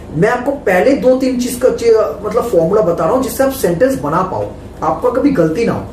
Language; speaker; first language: Hindi; non-native, local second language; Bangla